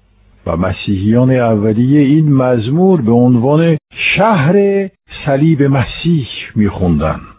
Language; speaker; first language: Persian; non-native, fluent; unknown